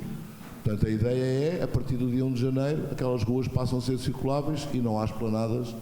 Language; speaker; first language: Portuguese; native; Portuguese